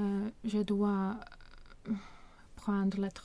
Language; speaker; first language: French; non-native, learner; Swedish